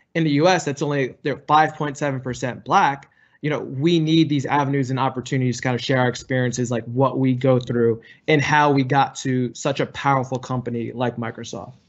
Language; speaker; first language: English; native; English